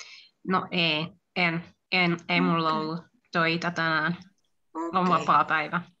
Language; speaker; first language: Finnish; non-native, learner; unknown